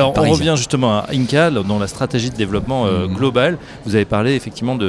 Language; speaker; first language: French; native; French